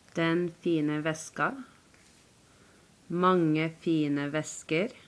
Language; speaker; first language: Norwegian; non-native, learner; English